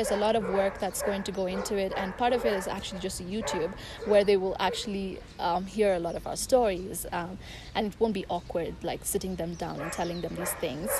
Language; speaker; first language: English; non-native, local second language; Tamil